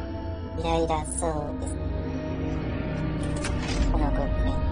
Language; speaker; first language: Japanese; non-native, learner; English